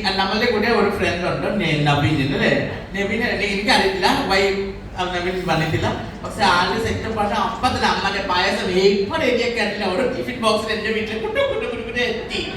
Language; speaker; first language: Malayalam; non-native, local second language; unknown